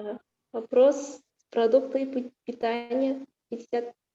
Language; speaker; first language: Russian; non-native, local second language; Kazakh